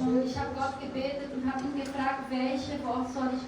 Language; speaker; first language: German; non-native, fluent; Portuguese